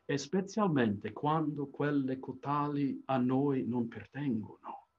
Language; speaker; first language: Italian; non-native, fluent; English